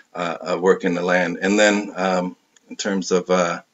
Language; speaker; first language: English; native; English